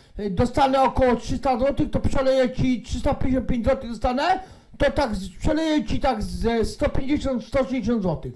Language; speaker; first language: Polish; native; Polish